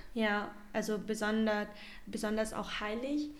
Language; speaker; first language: German; non-native, fluent; Vietnamese